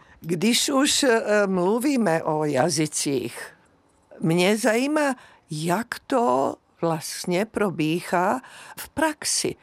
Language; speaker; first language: Czech; non-native, fluent; Serbian